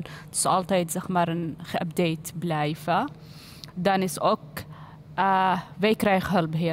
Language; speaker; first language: Dutch; non-native, learner; Arabic